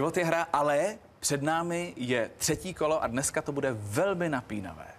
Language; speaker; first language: Czech; native; Czech